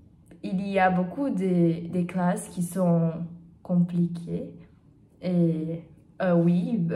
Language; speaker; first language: French; non-native, learner; Portuguese